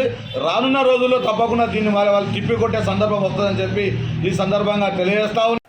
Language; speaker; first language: Telugu; native; Telugu